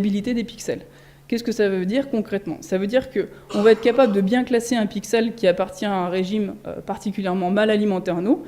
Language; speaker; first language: French; native; French